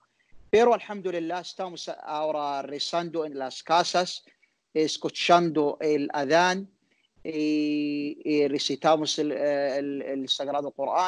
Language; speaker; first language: Spanish; non-native, learner; Arabic